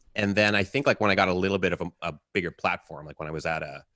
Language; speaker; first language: English; native; English